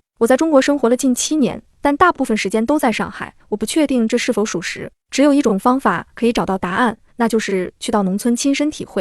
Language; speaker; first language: Chinese; native; Chinese